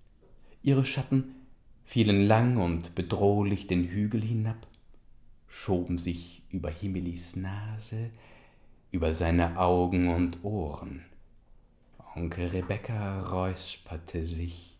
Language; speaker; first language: German; native; German